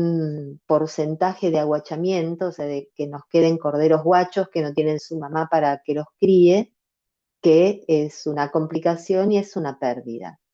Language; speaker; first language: Spanish; native; Spanish